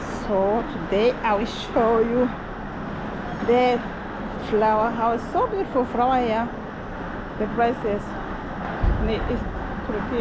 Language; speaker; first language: English; non-native, fluent; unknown